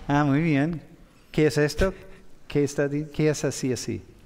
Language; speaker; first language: Spanish; non-native, fluent; English